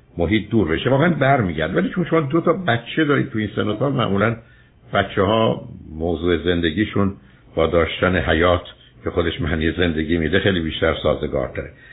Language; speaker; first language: Persian; native; Persian